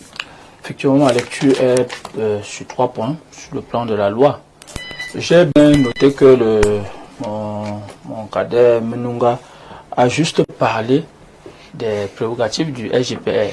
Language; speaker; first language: French; native; French